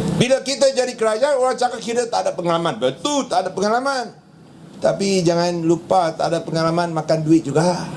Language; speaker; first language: Malay; non-native, local second language; Min Nan Chinese